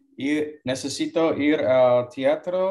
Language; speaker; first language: Spanish; non-native, learner; English